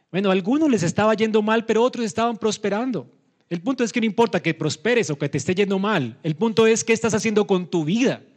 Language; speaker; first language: Spanish; native; Spanish